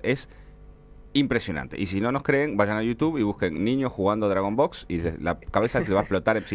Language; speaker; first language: Spanish; native; Spanish